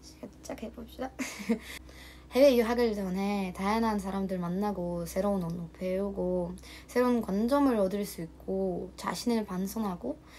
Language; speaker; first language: Korean; non-native, learner; Russian